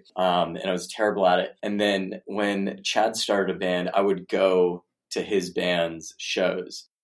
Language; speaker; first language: English; native; English